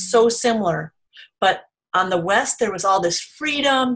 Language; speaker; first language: English; native; English